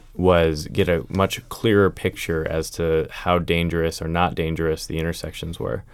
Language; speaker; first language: English; native; English